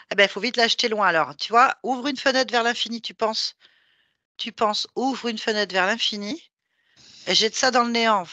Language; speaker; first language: French; native; French